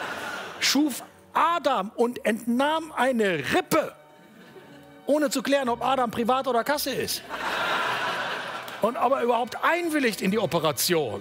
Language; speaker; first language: German; native; German